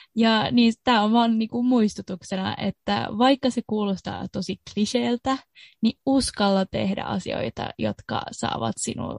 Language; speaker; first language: Finnish; non-native, fluent; Swedish